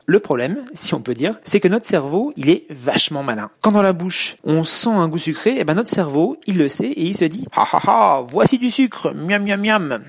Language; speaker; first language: French; native; French